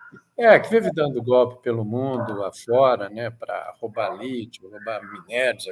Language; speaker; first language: Portuguese; native; Portuguese